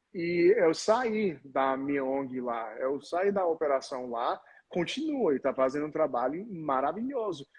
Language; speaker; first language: Portuguese; non-native, fluent; English